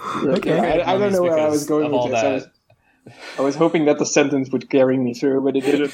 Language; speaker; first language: English; non-native, fluent; Dutch